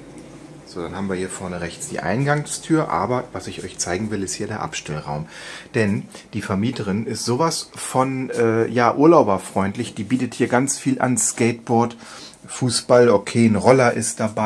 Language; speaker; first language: German; native; German